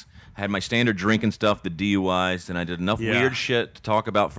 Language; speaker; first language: English; native; English